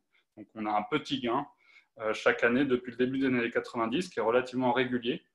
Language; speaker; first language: French; native; French